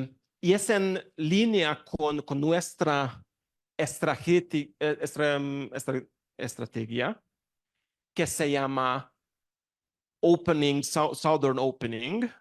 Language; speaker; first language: Spanish; non-native, learner; Hungarian